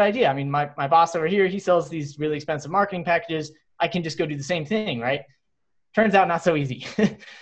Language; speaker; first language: English; native; English